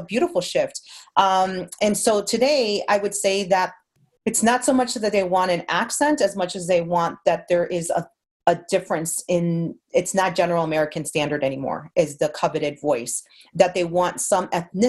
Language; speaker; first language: English; early bilingual, other home language; Spanish